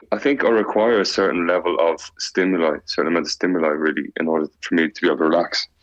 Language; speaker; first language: English; native; English